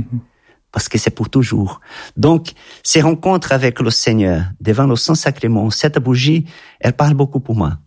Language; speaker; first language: French; non-native, fluent; Italian